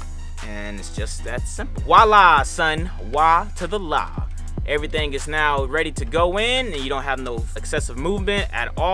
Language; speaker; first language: English; native; English